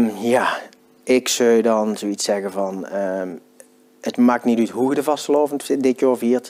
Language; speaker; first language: Dutch; native; Dutch